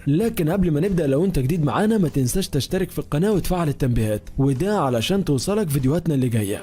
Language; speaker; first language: Arabic; native; Arabic